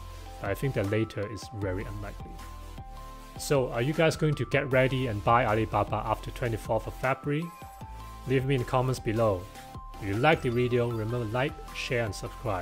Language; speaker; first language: English; non-native, local second language; Cantonese